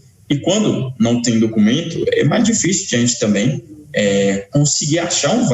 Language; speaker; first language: Portuguese; non-native, fluent; Haitian Creole